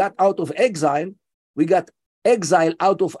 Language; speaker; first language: English; non-native, fluent; Yiddish